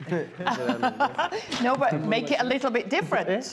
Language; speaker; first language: English; native; English